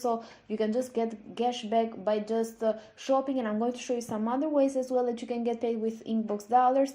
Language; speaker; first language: English; non-native, fluent; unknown